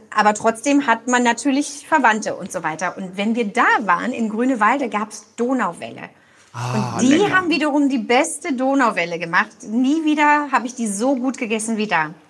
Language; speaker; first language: German; native; German